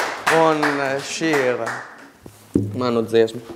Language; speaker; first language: Latvian; non-native, learner; Italian